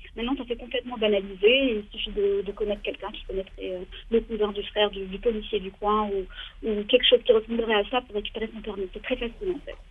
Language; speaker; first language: French; non-native, local second language; Arabic